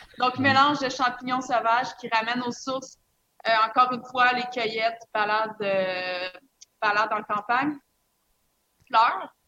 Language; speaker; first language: French; native; French